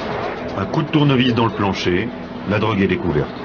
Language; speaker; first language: French; native; French